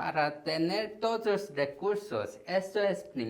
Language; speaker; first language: Spanish; non-native, learner; Korean